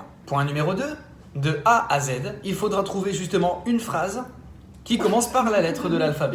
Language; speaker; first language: French; native; French